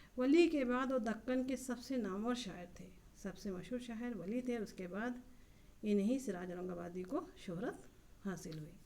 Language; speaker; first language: Urdu; native; Urdu